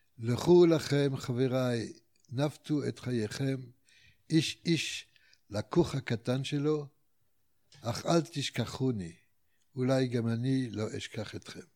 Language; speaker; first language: Hebrew; non-native, fluent; French